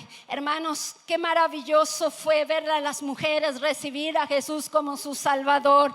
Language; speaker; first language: Spanish; native; Spanish